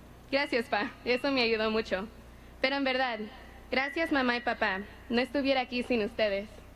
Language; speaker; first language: Spanish; early bilingual, heritage; Spanish